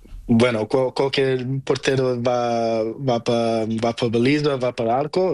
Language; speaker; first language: Spanish; non-native, learner; Portuguese